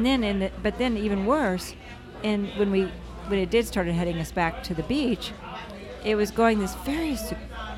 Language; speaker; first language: English; native; English